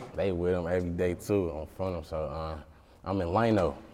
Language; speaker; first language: English; native; English